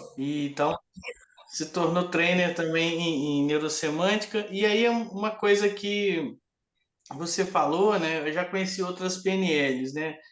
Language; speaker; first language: Portuguese; native; Portuguese